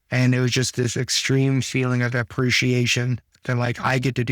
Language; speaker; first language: English; native; English